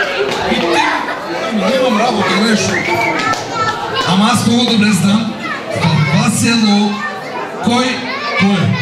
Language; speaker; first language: Bulgarian; non-native, local second language; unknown